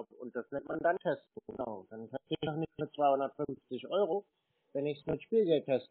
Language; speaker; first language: German; native; German